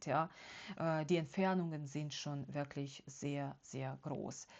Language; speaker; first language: German; non-native, fluent; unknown